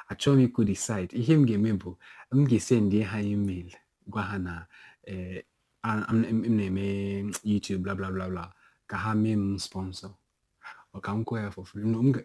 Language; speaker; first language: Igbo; non-native, local second language; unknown